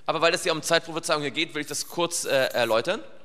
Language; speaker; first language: German; native; German